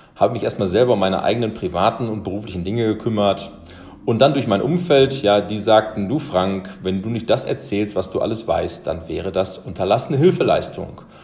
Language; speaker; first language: German; early bilingual, other home language; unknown